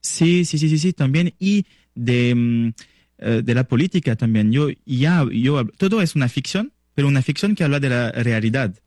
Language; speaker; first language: Spanish; non-native, learner; French